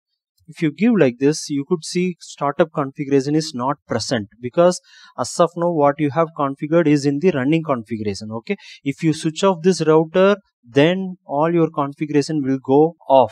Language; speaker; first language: English; non-native, local second language; Tamil